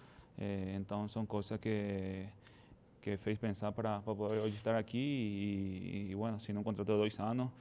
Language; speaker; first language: Portuguese; non-native, fluent; Spanish